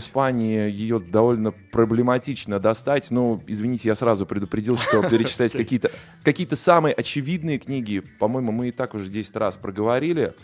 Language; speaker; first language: Russian; native; Russian